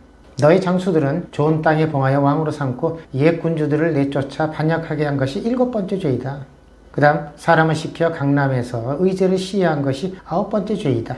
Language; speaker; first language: Korean; native; Korean